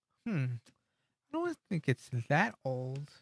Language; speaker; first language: English; native; English